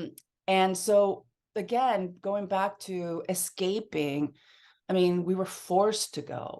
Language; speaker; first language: English; early bilingual, other home language; Spanish